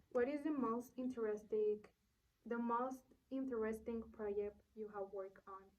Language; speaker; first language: English; non-native, learner; Spanish